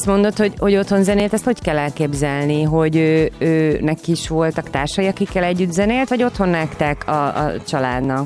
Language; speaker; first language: Hungarian; native; Hungarian